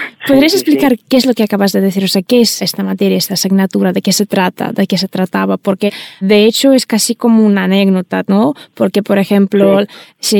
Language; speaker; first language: Spanish; non-native, fluent; Russian